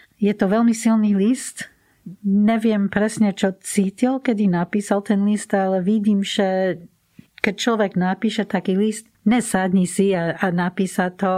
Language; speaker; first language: Slovak; non-native, fluent; English